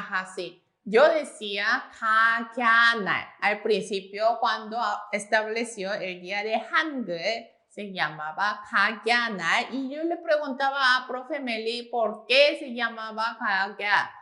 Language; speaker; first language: Spanish; non-native, fluent; Korean